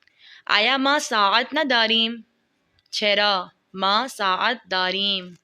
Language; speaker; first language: Persian; non-native, fluent; Urdu